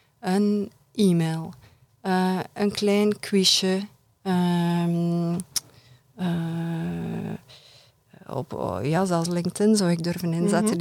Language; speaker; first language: Dutch; native; Dutch